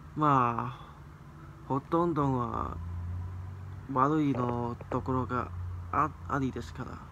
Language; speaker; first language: Japanese; non-native, learner; Cantonese